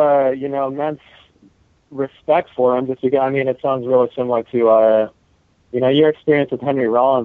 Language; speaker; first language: English; native; English